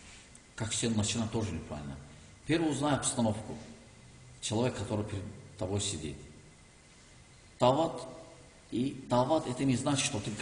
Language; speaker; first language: Russian; non-native, learner; Azerbaijani